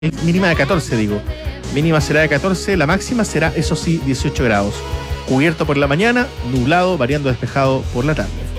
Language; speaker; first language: Spanish; native; Spanish